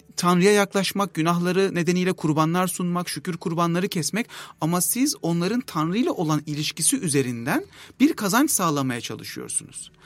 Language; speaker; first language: Turkish; native; Turkish